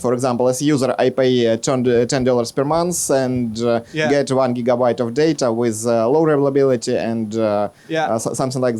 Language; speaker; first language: English; non-native, fluent; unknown